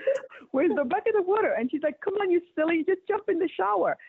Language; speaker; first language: English; early bilingual, other home language; Wolof